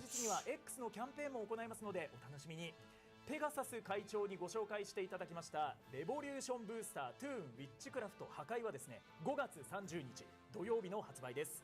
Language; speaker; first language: Japanese; native; Japanese